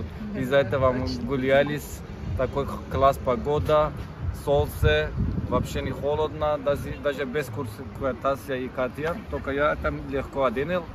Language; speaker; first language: Russian; non-native, learner; Turkish